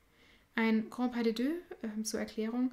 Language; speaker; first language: German; native; German